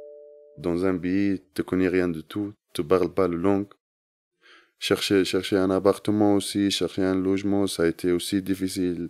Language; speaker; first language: French; non-native, learner; Arabic